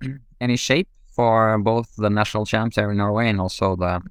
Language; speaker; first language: English; non-native, fluent; Norwegian